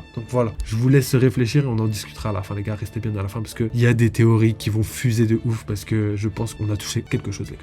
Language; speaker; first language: French; native; French